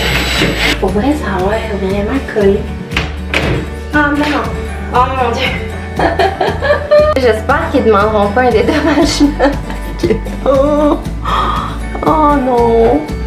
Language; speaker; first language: French; native; French